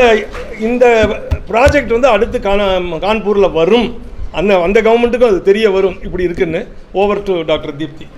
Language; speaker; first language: Tamil; native; Tamil